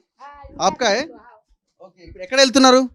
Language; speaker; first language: Telugu; native; Telugu